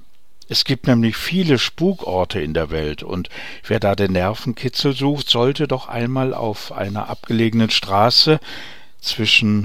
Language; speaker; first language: German; native; German